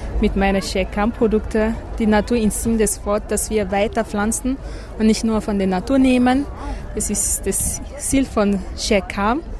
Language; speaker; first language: German; non-native, learner; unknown